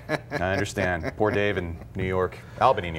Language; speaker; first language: English; native; English